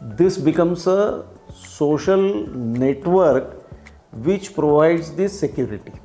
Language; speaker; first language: English; non-native, local second language; Marathi